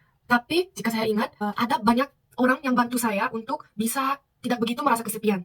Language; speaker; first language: Indonesian; non-native, fluent; Korean